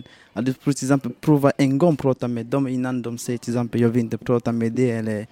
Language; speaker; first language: Swedish; non-native, fluent; French